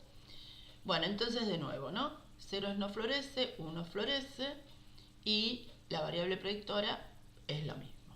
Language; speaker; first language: Spanish; native; Spanish